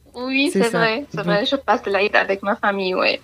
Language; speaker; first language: French; non-native, fluent; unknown